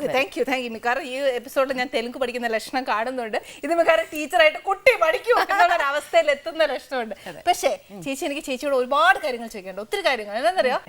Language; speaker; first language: Malayalam; native; Malayalam